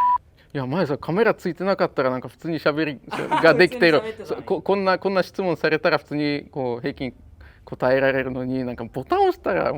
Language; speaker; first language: Japanese; non-native, fluent; Polish